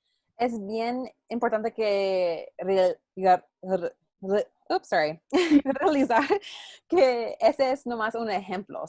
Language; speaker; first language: Spanish; non-native, learner; English